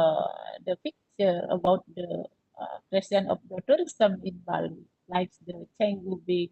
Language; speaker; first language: English; non-native, learner; Indonesian